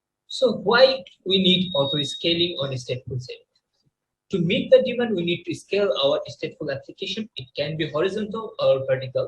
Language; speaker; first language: English; non-native, local second language; Bangla